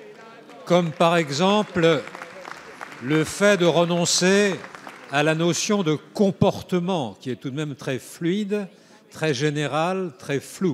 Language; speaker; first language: French; native; French